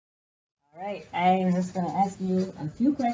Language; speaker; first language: English; native; English